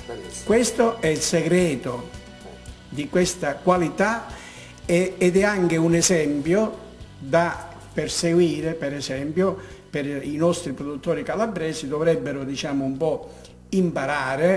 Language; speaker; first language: Italian; native; Italian